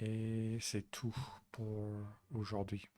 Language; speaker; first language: French; non-native, learner; English